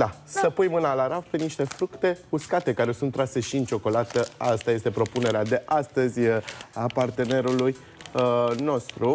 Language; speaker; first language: Romanian; native; Romanian